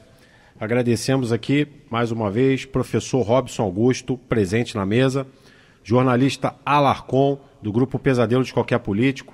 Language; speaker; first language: Portuguese; native; Portuguese